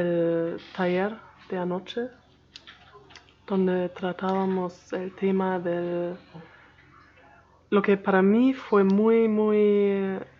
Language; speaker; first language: Spanish; non-native, learner; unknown